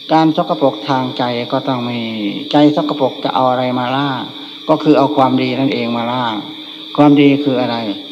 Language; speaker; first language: Thai; native; Thai